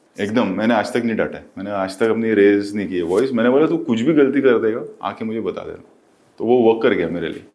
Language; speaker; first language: Hindi; native; Hindi